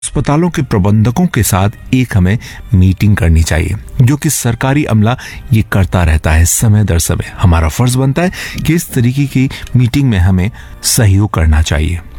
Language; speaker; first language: Hindi; native; Hindi